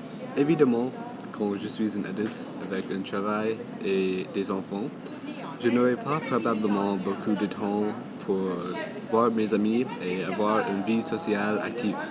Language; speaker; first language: French; non-native, local second language; English